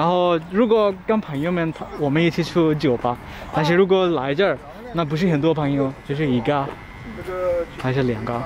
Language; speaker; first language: Chinese; non-native, learner; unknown